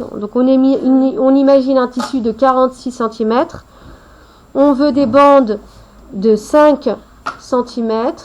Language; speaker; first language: French; native; French